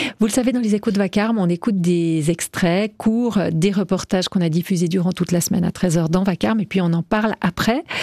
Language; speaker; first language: French; native; French